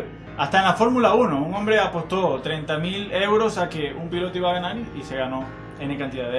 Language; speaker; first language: Spanish; native; Spanish